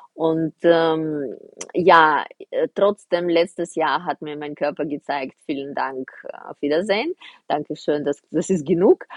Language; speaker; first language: German; non-native, fluent; Russian